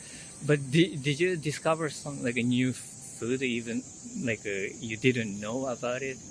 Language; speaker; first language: English; non-native, fluent; Japanese